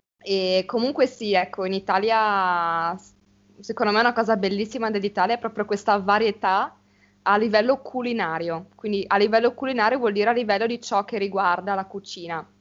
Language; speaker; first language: Italian; native; Italian